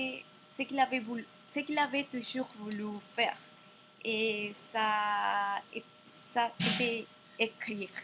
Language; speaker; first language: French; non-native, learner; Spanish